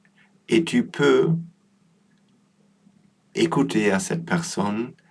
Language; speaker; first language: French; non-native, learner; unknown